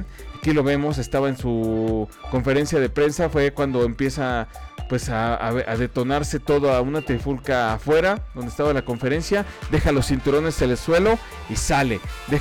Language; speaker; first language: Spanish; native; Spanish